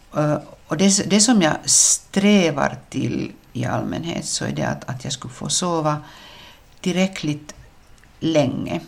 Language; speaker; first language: Swedish; native; Swedish